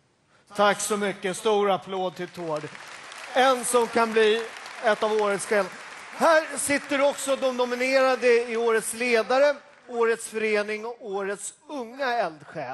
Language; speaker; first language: Swedish; native; Swedish